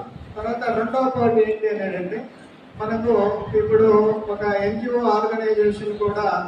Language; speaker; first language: Telugu; native; Telugu